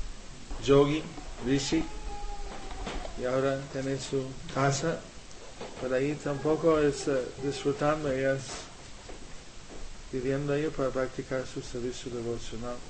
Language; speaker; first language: Spanish; non-native, learner; English